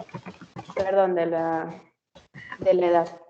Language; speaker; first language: Spanish; native; Spanish